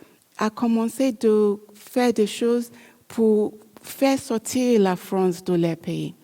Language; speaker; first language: French; non-native, learner; English